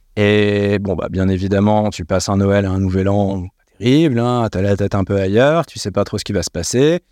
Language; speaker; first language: French; native; French